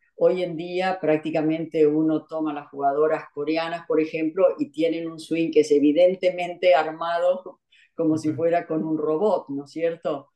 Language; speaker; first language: Spanish; native; Spanish